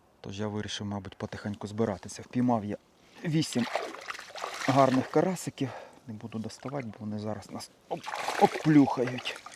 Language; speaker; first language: Ukrainian; native; Ukrainian